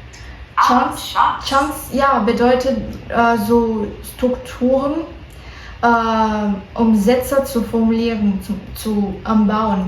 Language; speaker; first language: German; non-native, learner; Portuguese